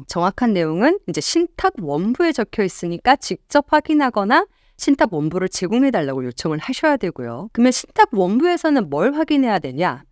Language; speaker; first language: Korean; native; Korean